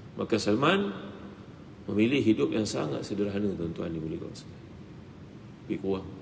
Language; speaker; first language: Malay; native; Malay